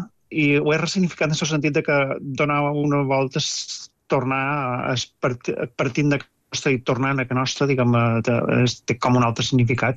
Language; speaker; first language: Catalan; native; Catalan